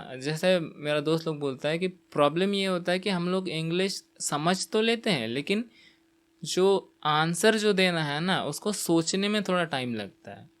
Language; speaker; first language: Hindi; non-native, local second language; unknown